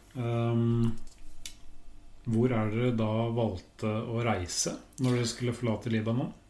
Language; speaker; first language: Norwegian; native; Norwegian